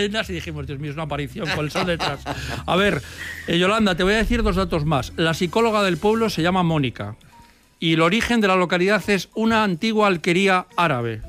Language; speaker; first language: Spanish; native; Spanish